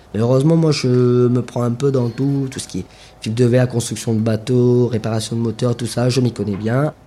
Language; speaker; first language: French; non-native, local second language; Morisyen